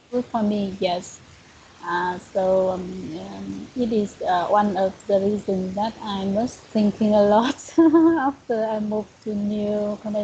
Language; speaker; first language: English; non-native, learner; Vietnamese